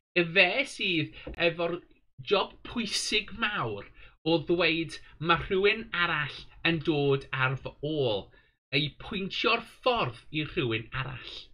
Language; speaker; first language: Welsh; non-native, local second language; English